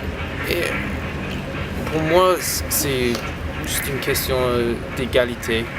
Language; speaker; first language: French; non-native, fluent; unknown